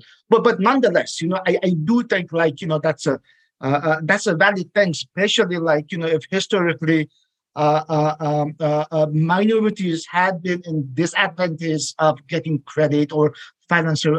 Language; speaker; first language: English; non-native, local second language; Nepali